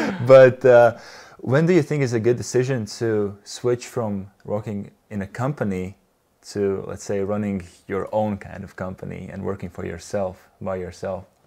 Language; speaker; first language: English; non-native, fluent; Latvian